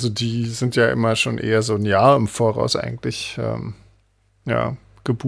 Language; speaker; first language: German; native; German